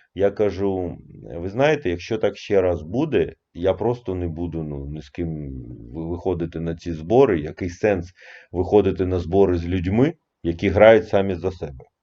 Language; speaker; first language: Ukrainian; native; Ukrainian